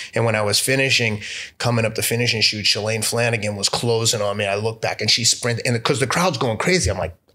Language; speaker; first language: English; native; English